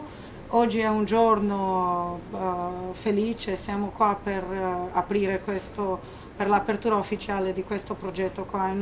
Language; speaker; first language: Italian; non-native, learner; Romanian